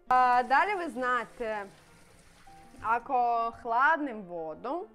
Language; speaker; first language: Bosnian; non-native, learner; Russian